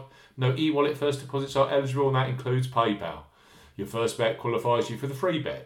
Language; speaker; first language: English; native; English